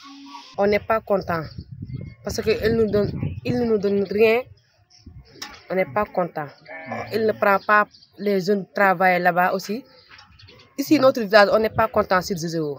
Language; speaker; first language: French; non-native, learner; Wolof